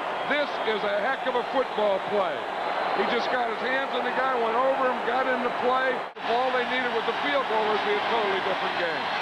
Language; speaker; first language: English; native; English